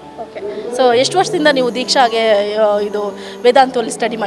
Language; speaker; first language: Kannada; native; Kannada